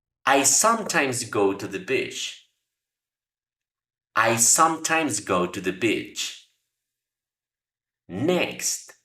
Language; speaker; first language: English; non-native, fluent; Spanish